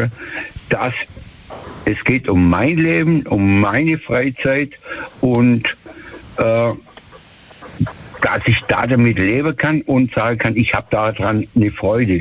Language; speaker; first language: German; native; German